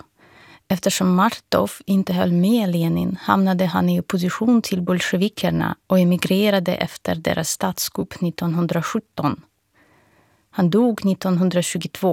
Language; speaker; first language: Swedish; non-native, fluent; Russian